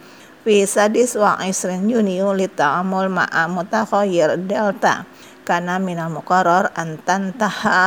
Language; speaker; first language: Arabic; non-native, fluent; Indonesian